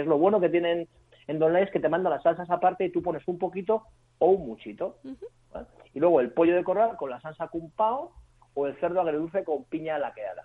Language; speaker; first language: Spanish; native; Spanish